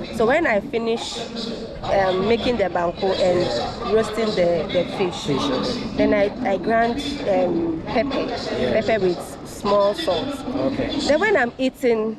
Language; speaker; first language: English; non-native, local second language; Yoruba